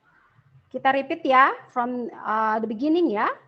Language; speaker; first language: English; non-native, learner; Indonesian